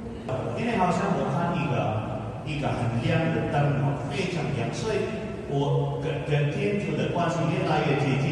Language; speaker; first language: Chinese; non-native, fluent; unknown